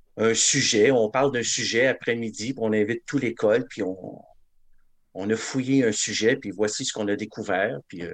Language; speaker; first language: French; native; French